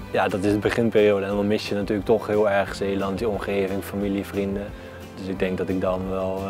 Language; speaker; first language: Dutch; native; Dutch